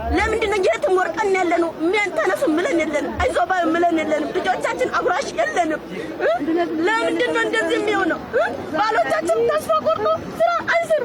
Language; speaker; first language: Amharic; non-native, local second language; Oromo